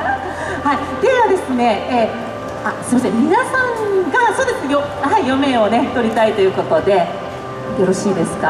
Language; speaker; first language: Japanese; native; Japanese